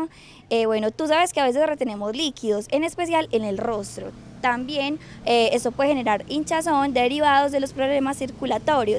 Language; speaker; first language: Spanish; native; Spanish